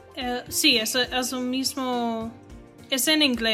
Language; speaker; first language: Spanish; non-native, learner; English